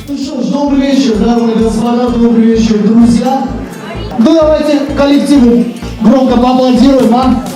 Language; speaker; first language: Russian; non-native, local second language; Armenian